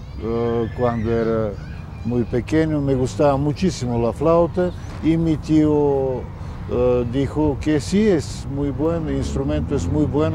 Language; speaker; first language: Spanish; non-native, fluent; Bulgarian